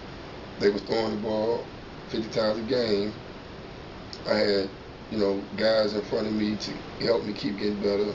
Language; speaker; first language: English; native; English